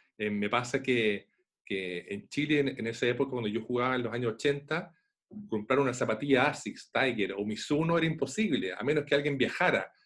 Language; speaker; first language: Spanish; native; Spanish